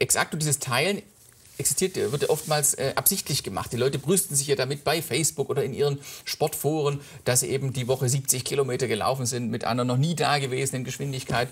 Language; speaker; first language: German; native; German